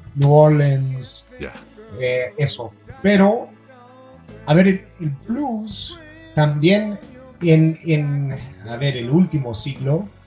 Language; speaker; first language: Spanish; non-native, fluent; English